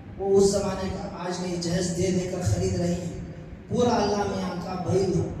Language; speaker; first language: Urdu; native; Urdu